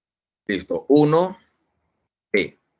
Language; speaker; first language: Spanish; native; Spanish